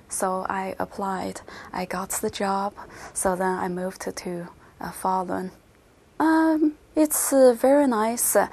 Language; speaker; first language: English; non-native, fluent; Chinese